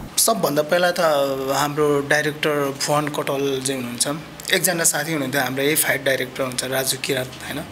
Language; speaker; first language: Nepali; non-native, local second language; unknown